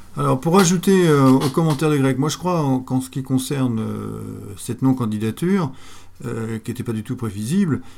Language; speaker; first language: French; native; French